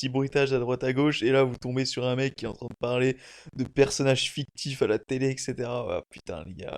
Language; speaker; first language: French; native; French